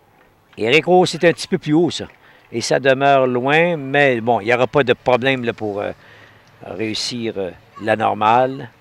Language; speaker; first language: French; native; French